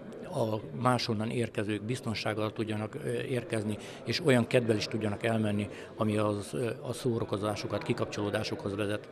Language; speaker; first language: Hungarian; native; Hungarian